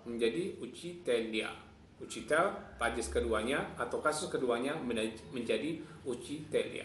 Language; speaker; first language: Indonesian; non-native, local second language; Javanese